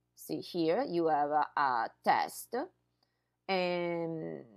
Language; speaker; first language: English; non-native, fluent; Italian